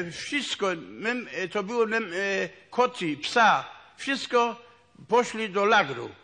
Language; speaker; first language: Polish; non-native, local second language; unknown